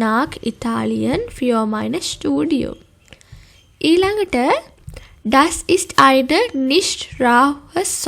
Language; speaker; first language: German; non-native, fluent; Sinhala